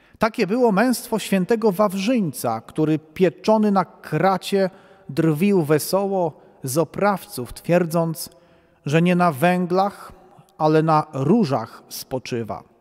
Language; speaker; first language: Polish; native; Polish